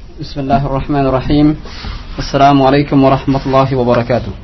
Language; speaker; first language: Arabic; non-native, fluent; Indonesian